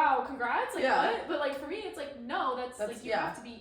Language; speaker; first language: English; native; English